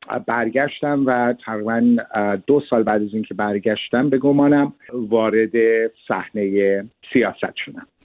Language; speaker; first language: Persian; early bilingual, heritage; Persian